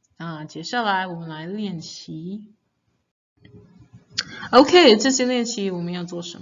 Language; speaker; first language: Chinese; non-native, fluent; English